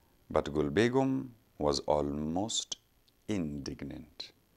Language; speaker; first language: English; non-native, local second language; Persian